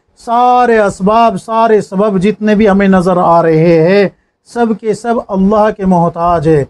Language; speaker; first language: Urdu; native; Urdu